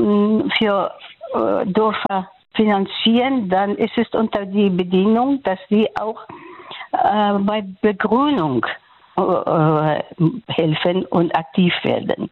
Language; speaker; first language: German; non-native, fluent; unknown